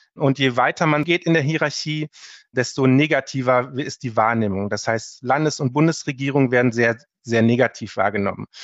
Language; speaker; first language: German; native; German